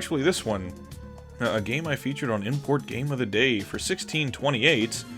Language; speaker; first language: English; native; English